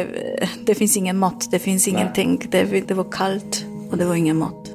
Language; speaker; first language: Swedish; non-native, learner; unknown